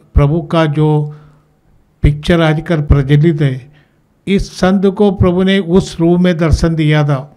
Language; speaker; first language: Hindi; native; Hindi